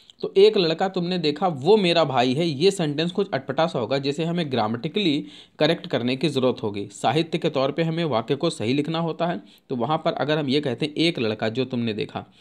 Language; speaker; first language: Hindi; native; Hindi